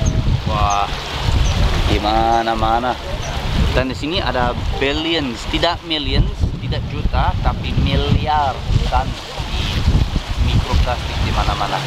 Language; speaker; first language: Indonesian; non-native, fluent; English